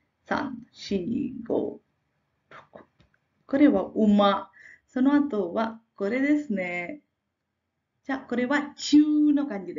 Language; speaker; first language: Japanese; non-native, fluent; Marathi